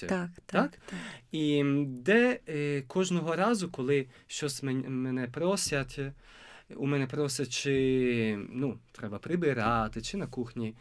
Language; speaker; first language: Ukrainian; non-native, fluent; Italian